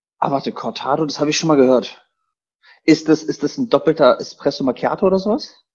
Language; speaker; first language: German; early bilingual, other home language; Polish